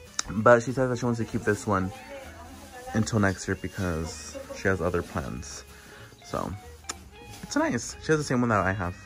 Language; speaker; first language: English; early bilingual, other home language; Spanish